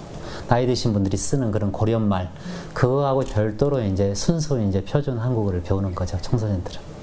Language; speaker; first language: Korean; non-native, fluent; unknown